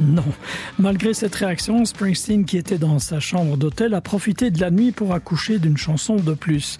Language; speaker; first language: French; native; French